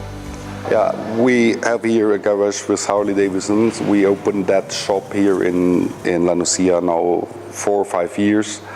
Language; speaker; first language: English; non-native, learner; German